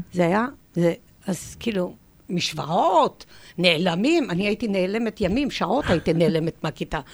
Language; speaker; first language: Hebrew; early bilingual, other home language; English